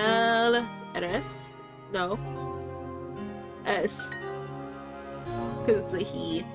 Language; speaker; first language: Spanish; non-native, learner; English